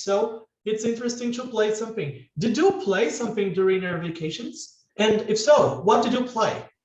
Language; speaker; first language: English; non-native, fluent; Portuguese